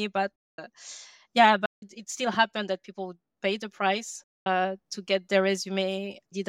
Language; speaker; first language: English; non-native, fluent; French